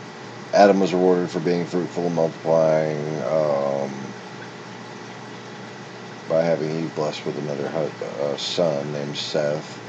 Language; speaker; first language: English; native; English